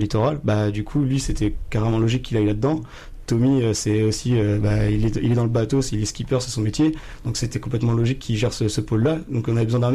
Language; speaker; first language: French; native; French